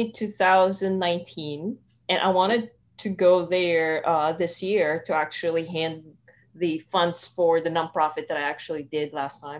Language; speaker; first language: English; non-native, local second language; Filipino